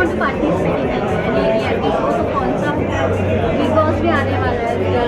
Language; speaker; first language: Hindi; native; Hindi